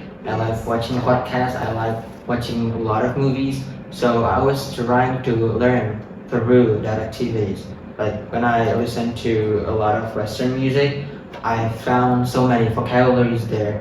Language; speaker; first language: English; non-native, fluent; Indonesian